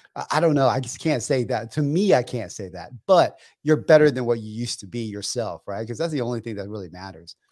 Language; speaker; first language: English; early bilingual, other home language; Vietnamese